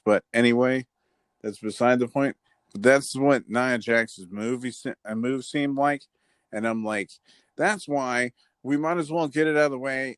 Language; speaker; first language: English; native; English